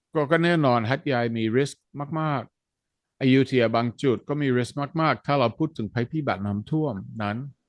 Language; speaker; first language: Thai; non-native, fluent; Dutch